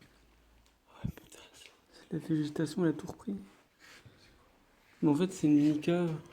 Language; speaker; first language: French; native; French